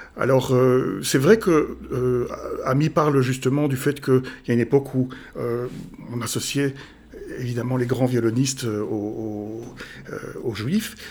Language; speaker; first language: French; native; French